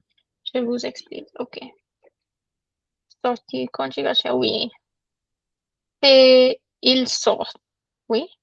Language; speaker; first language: French; non-native, learner; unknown